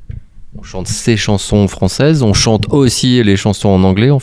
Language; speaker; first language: French; native; French